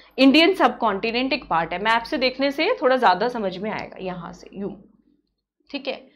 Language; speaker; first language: Hindi; native; Hindi